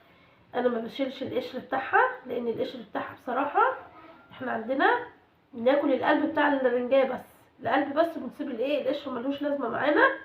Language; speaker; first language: Arabic; native; Arabic